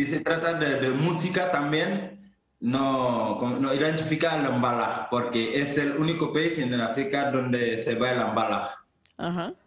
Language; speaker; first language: Spanish; non-native, fluent; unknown